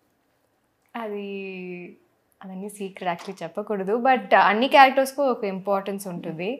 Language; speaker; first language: Telugu; non-native, local second language; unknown